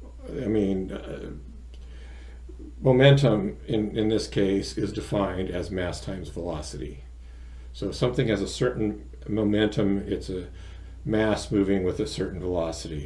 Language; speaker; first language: English; native; English